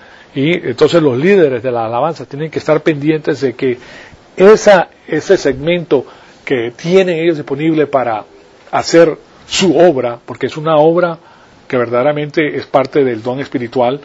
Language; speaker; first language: Spanish; native; Spanish